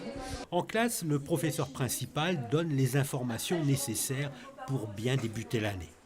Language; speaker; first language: French; native; French